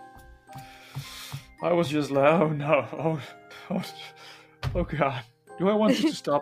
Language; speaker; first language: English; non-native, fluent; Dutch